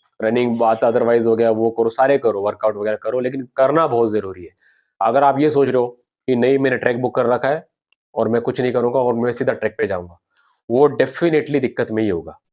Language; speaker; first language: Hindi; non-native, local second language; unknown